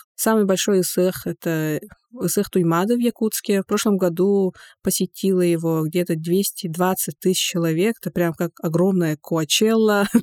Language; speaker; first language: Russian; non-native, local second language; Yakut